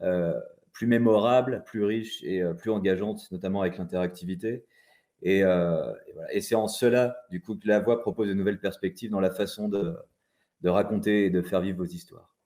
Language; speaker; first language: French; native; French